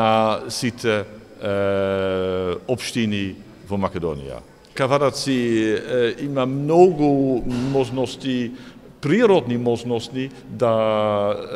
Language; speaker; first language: Macedonian; non-native, fluent; Dutch